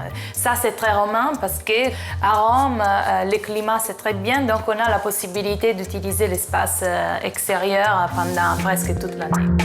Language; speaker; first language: French; non-native, fluent; Italian